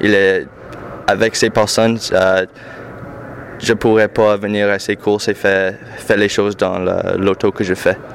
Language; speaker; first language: French; non-native, local second language; English